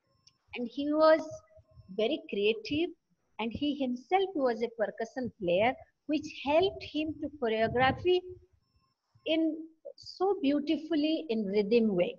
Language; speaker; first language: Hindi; non-native, local second language; Odia